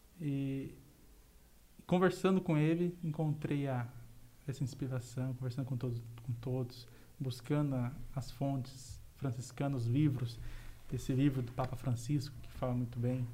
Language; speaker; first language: Portuguese; native; Portuguese